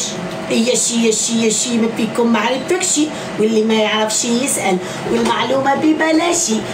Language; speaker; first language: Arabic; native; Arabic